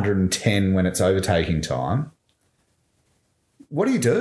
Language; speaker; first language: English; native; English